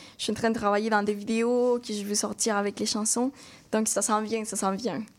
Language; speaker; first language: French; non-native, fluent; Spanish